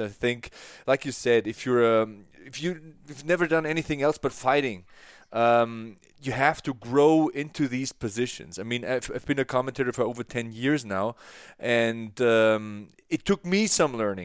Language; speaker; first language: English; non-native, fluent; German